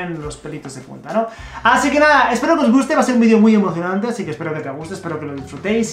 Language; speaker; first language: Spanish; native; Spanish